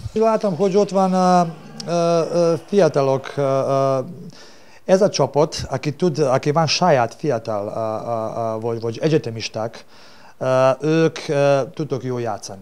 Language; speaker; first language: Hungarian; non-native, learner; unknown